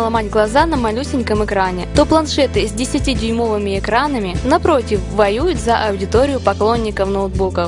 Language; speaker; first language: Russian; native; Russian